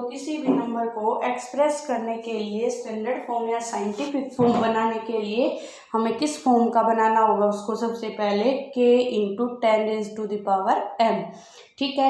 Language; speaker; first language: Hindi; native; Hindi